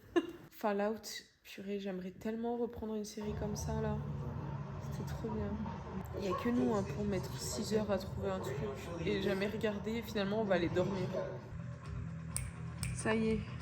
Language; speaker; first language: French; native; French